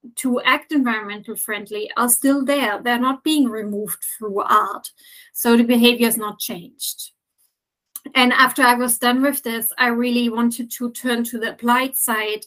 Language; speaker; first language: English; non-native, fluent; German